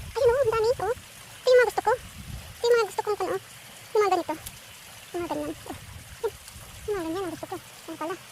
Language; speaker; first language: Filipino; non-native, local second language; Iloko